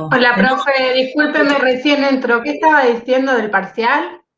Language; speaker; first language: Spanish; native; Spanish